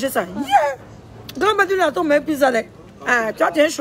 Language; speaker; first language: French; native; French